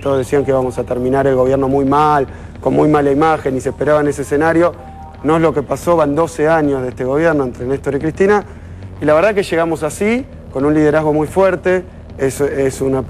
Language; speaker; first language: Spanish; native; Spanish